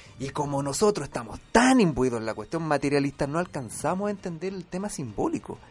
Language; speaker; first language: Spanish; native; Spanish